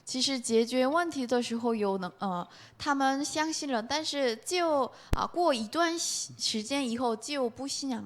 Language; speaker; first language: Chinese; non-native, learner; Korean